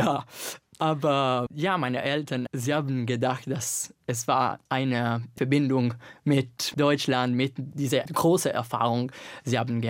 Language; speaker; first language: German; non-native, fluent; Italian